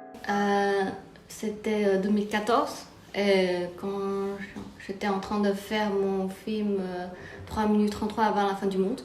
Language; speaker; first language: French; non-native, fluent; Chinese